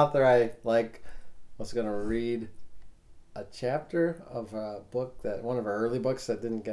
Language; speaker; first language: English; native; English